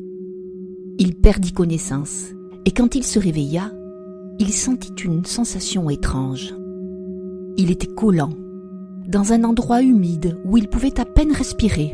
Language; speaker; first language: French; native; French